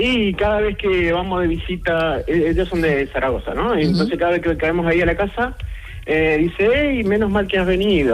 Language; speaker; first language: Spanish; native; Spanish